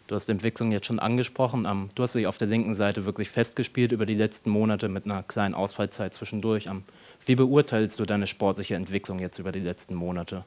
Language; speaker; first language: German; native; German